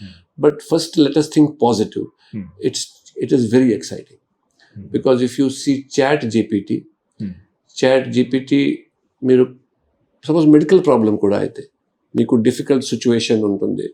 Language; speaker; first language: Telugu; non-native, fluent; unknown